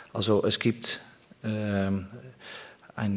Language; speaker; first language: German; non-native, fluent; Dutch